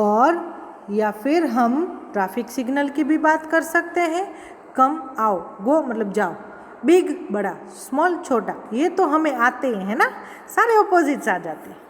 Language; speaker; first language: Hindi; native; Hindi